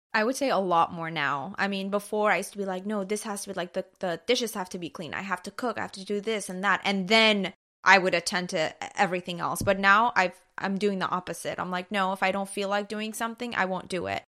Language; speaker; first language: English; early bilingual, other home language; Persian